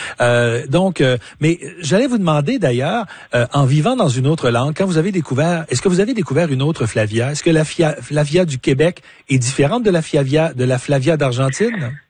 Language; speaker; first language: French; native; French